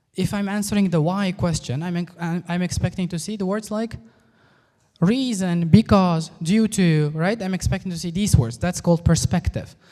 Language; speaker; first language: English; non-native, fluent; Uzbek